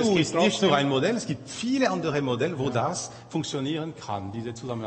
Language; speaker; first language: German; non-native, local second language; French